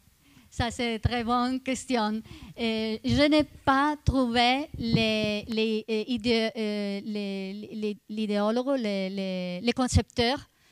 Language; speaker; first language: French; non-native, fluent; Italian